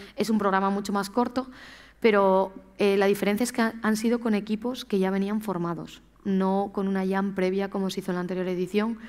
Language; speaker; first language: Spanish; native; Spanish